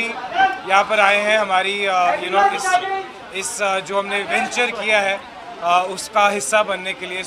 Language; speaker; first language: Hindi; native; Hindi